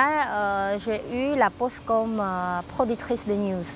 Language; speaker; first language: French; non-native, fluent; Khmer